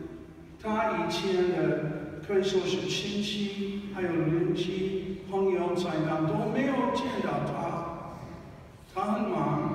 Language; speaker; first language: Chinese; non-native, fluent; English